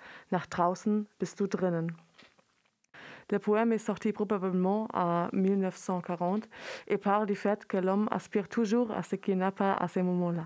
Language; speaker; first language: French; non-native, fluent; German